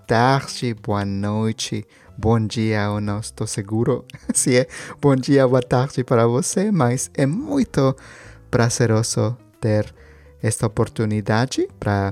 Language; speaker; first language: Portuguese; non-native, learner; Spanish